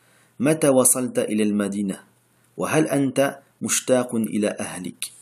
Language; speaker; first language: Arabic; non-native, fluent; French